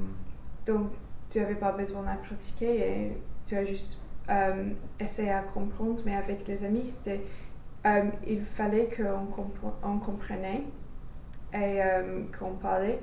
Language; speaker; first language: French; non-native, fluent; English